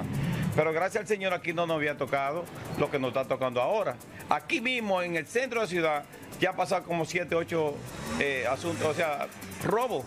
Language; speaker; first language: Spanish; native; Spanish